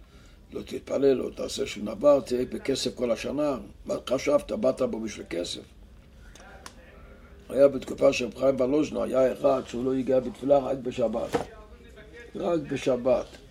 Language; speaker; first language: Hebrew; non-native, local second language; Yiddish